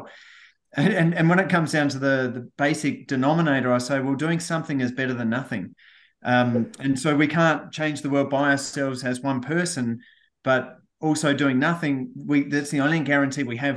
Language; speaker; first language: English; native; English